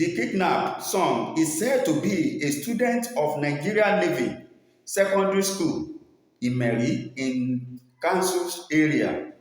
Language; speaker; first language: English; non-native, local second language; Yoruba